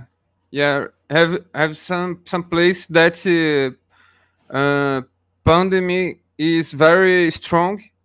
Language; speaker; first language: English; non-native, learner; Portuguese